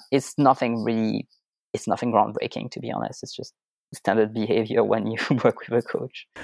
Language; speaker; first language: English; non-native, fluent; French